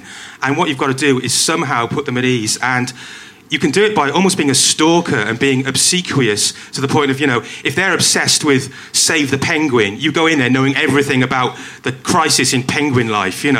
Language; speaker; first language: English; native; English